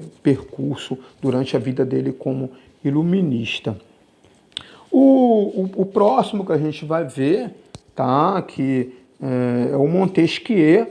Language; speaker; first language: Portuguese; native; Portuguese